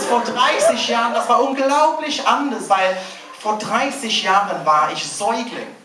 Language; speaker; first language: German; non-native, learner; English